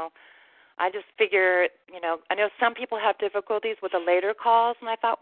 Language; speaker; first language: English; native; English